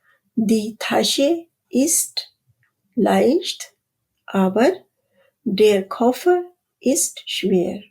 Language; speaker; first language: German; non-native, fluent; Urdu